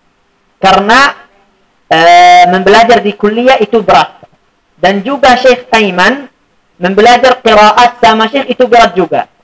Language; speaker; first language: Indonesian; non-native, fluent; Arabic